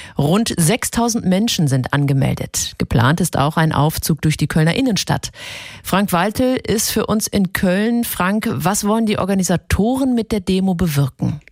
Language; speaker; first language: German; native; German